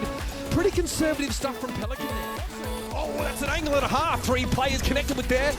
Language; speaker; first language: English; native; English